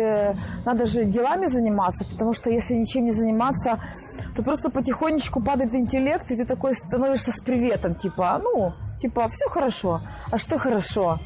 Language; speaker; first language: Russian; native; Russian